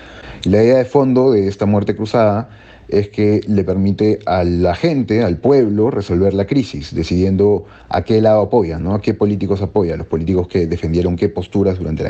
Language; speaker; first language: Spanish; native; Spanish